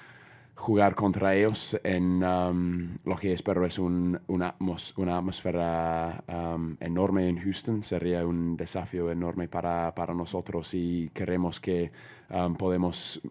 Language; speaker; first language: Spanish; non-native, fluent; English